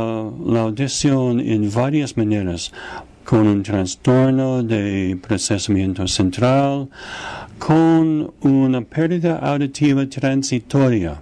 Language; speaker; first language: Spanish; non-native, fluent; English